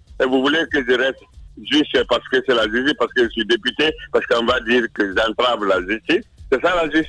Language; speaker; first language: French; non-native, local second language; Mandingo